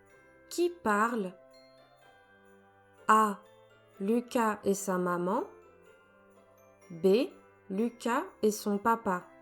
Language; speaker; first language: French; native; French